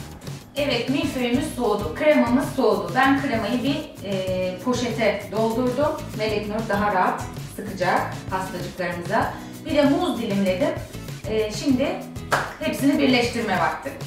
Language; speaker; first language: Turkish; native; Turkish